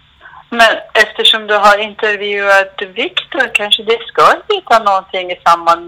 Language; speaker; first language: Swedish; non-native, fluent; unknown